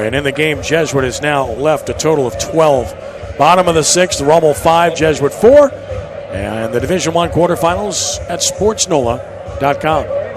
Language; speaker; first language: English; native; English